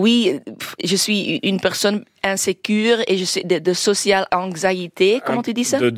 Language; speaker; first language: French; non-native, local second language; Dutch